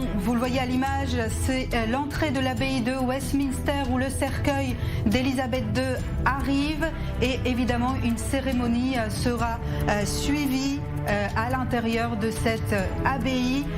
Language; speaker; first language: French; native; French